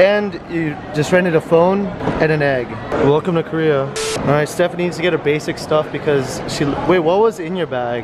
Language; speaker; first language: English; native; English